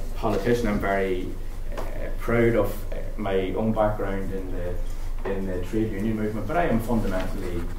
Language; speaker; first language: English; native; English